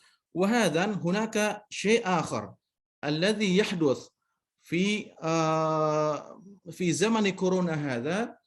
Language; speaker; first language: Arabic; non-native, fluent; Indonesian